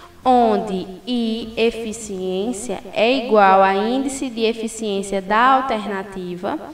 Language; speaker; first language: Portuguese; native; Portuguese